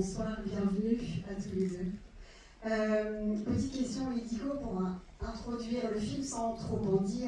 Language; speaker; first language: French; native; French